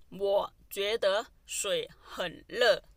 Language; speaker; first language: Chinese; non-native, fluent; Thai